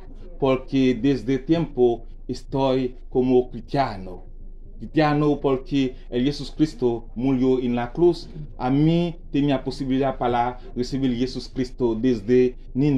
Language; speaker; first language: Spanish; non-native, learner; Haitian Creole